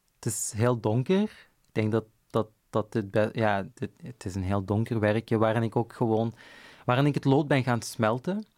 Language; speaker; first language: Dutch; non-native, local second language; Arabic